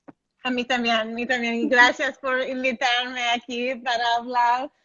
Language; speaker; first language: Spanish; non-native, learner; English